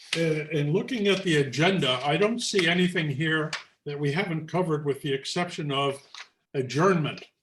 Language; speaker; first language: English; native; English